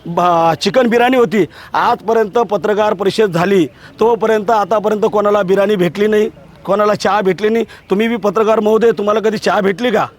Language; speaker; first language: Marathi; native; Marathi